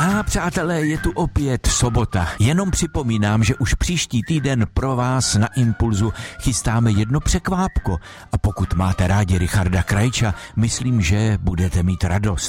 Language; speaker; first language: Czech; native; Czech